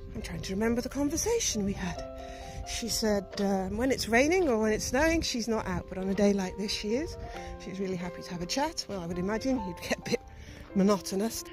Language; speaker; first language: English; native; English